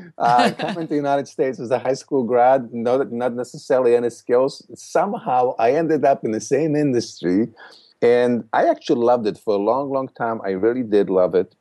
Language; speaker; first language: English; non-native, fluent; Polish